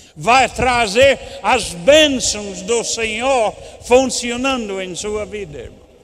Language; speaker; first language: Portuguese; non-native, fluent; English